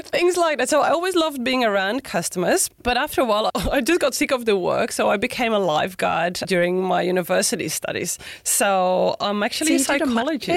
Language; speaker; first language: English; non-native, fluent; Dutch